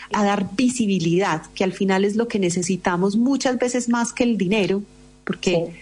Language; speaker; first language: Spanish; native; Spanish